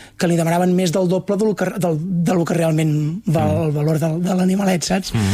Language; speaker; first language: Catalan; native; Catalan